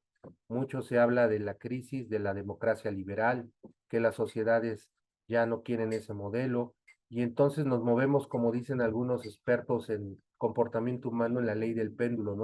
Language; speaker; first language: Spanish; native; Spanish